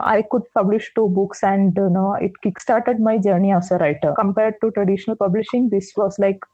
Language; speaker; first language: English; non-native, local second language; Malayalam